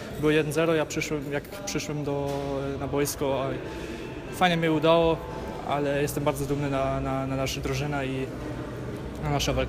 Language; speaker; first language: Polish; early bilingual, heritage; German